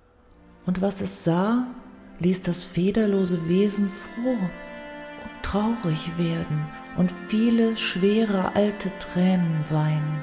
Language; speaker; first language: German; native; German